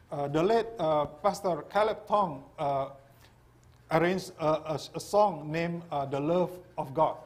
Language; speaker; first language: English; non-native, fluent; Indonesian